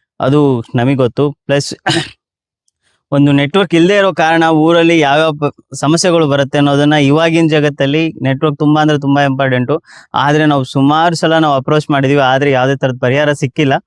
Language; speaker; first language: Kannada; non-native, local second language; Lambadi